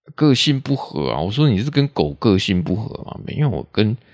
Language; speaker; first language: Chinese; non-native, local second language; Min Nan Chinese